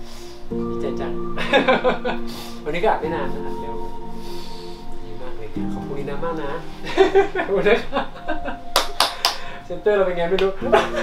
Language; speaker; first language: Thai; native; Thai